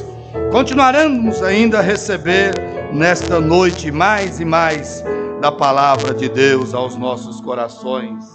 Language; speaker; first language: Portuguese; native; Portuguese